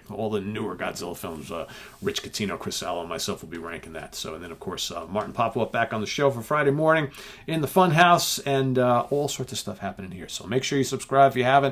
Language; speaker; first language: English; native; English